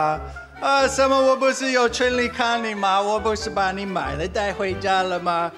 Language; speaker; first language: Chinese; non-native, fluent; English